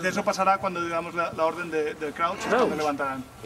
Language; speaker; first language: Spanish; native; Spanish